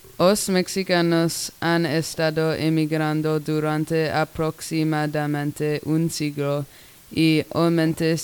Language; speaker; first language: Spanish; non-native, learner; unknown